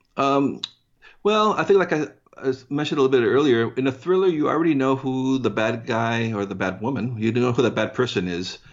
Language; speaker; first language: English; early bilingual, heritage; English